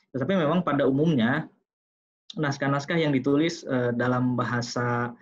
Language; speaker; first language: Indonesian; non-native, local second language; Sundanese